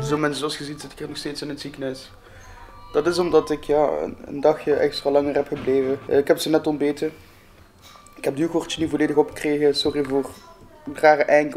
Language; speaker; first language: Dutch; native; Dutch